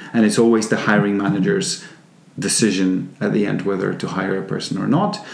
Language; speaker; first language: English; non-native, fluent; Polish